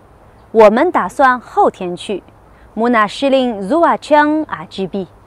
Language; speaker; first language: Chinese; non-native, fluent; Hausa